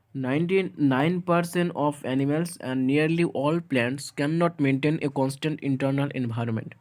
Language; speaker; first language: English; non-native, local second language; Bangla